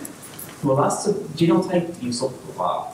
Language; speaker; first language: Japanese; non-native, learner; English